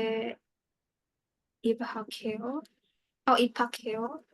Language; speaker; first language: Korean; non-native, learner; Indonesian